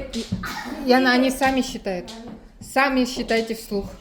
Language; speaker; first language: Russian; native; Russian